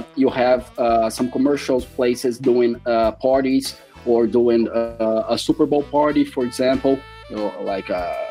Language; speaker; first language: English; non-native, fluent; Portuguese